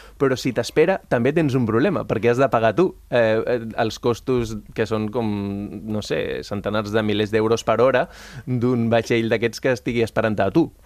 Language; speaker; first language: Catalan; early bilingual, other home language; Spanish